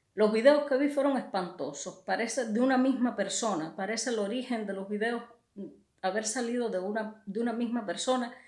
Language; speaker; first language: Spanish; native; Spanish